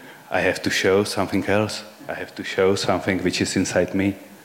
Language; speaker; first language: English; non-native, fluent; Czech